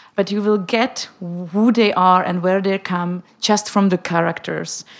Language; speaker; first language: English; non-native, fluent; Czech